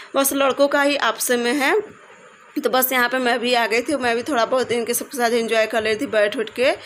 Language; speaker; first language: Hindi; native; Hindi